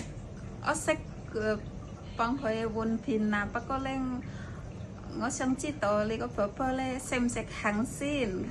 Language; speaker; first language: Cantonese; non-native, learner; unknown